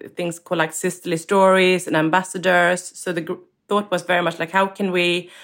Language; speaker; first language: English; non-native, fluent; Swedish